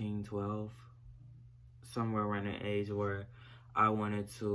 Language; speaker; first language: English; native; English